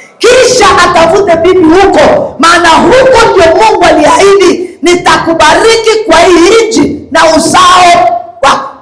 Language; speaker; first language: Swahili; non-native, local second language; Kalenjin